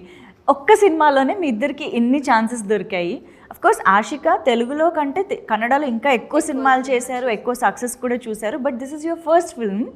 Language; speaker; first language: Telugu; native; Telugu